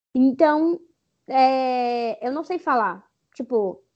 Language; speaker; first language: Portuguese; native; Portuguese